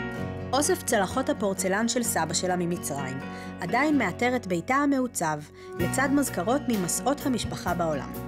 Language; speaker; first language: Hebrew; native; Hebrew